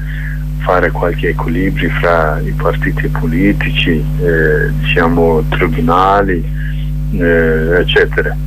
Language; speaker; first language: Italian; non-native, learner; Kurdish